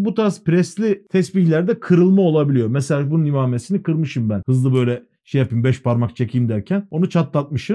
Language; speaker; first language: Turkish; native; Turkish